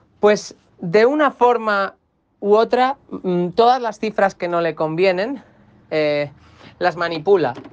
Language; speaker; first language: Spanish; native; Spanish